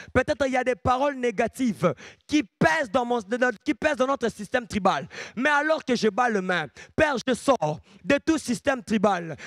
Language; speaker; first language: French; non-native, local second language; Lingala